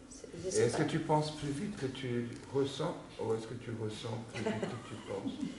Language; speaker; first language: French; non-native, fluent; English